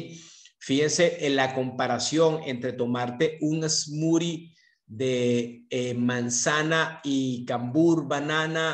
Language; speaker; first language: Spanish; native; Spanish